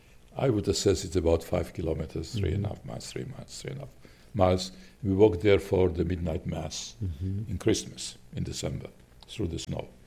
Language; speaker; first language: English; non-native, fluent; Slovak